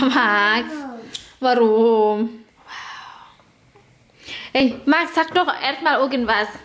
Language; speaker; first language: German; non-native, learner; Indonesian